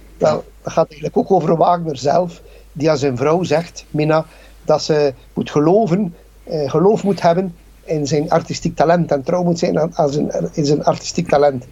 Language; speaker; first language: Dutch; native; Dutch